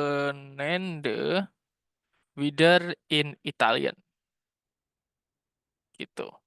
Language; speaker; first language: German; non-native, fluent; Indonesian